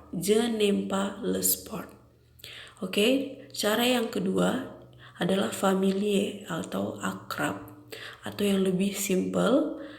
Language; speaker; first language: Indonesian; native; Indonesian